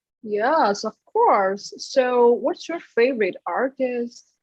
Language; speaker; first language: English; non-native, learner; Chinese